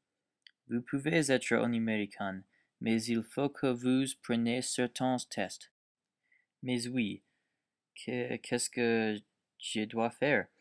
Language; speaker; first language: French; non-native, learner; English